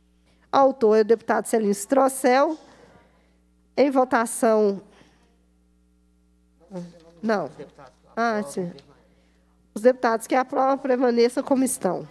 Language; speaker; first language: Portuguese; native; Portuguese